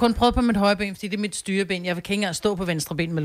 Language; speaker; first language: Danish; native; Danish